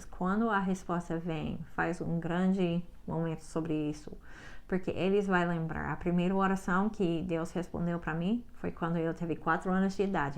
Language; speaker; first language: Portuguese; non-native, learner; English